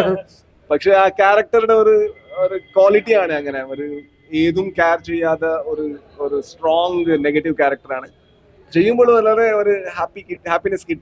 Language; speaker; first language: Malayalam; non-native, learner; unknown